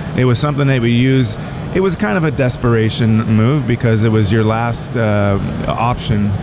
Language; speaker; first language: English; native; English